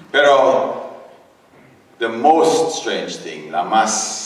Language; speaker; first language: Spanish; non-native, learner; English